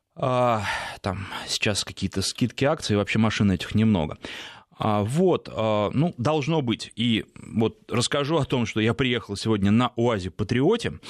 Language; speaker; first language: Russian; native; Russian